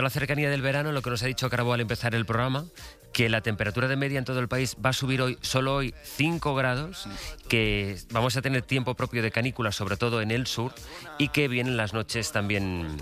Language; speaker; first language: Spanish; native; Spanish